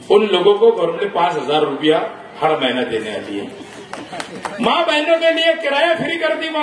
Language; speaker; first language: Hindi; non-native, local second language; Urdu